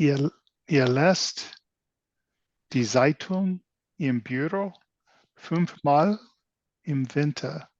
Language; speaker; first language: German; non-native, learner; English